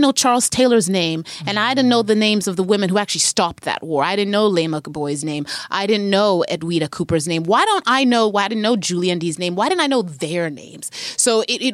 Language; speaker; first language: English; native; English